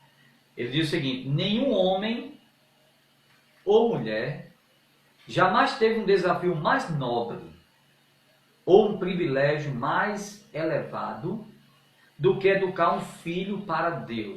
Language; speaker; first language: Portuguese; native; Portuguese